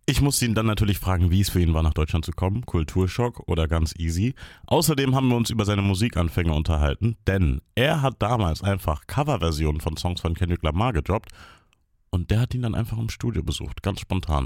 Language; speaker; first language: German; native; German